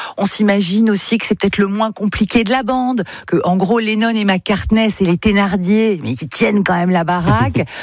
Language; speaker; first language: French; native; French